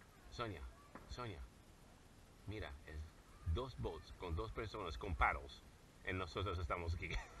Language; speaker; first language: Spanish; non-native, learner; English